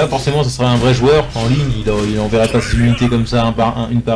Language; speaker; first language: French; native; French